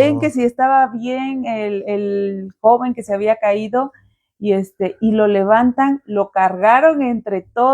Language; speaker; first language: Spanish; native; Spanish